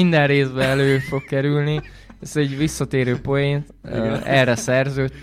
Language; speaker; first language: Hungarian; native; Hungarian